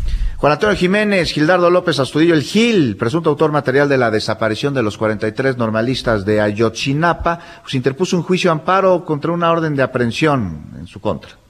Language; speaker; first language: Spanish; native; Spanish